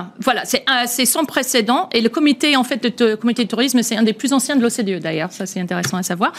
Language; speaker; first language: French; non-native, fluent; English